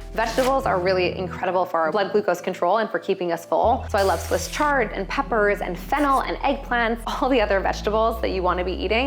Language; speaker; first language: English; native; English